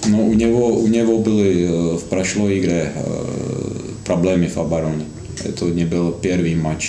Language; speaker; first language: Russian; non-native, fluent; Slovak